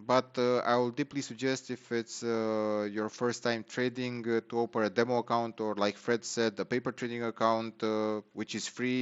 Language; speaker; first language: English; non-native, fluent; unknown